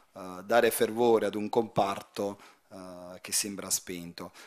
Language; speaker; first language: Italian; native; Italian